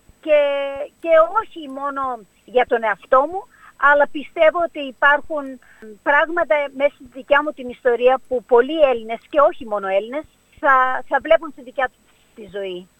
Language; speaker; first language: Greek; early bilingual, heritage; Greek